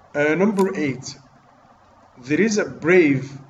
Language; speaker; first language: English; non-native, fluent; Arabic